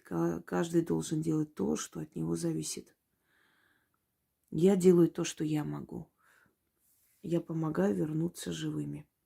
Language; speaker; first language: Russian; native; Russian